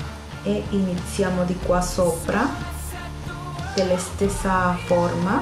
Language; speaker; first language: Italian; non-native, fluent; Spanish